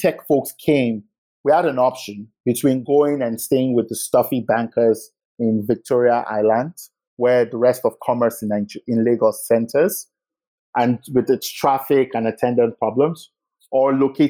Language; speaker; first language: English; non-native, local second language; Yoruba